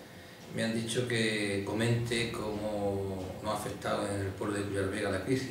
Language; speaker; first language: Spanish; native; Spanish